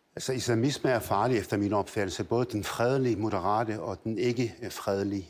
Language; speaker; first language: Danish; early bilingual, other home language; Arabic